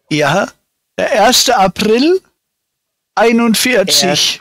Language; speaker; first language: German; native; German